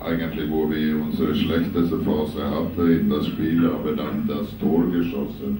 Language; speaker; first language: German; non-native, fluent; Swedish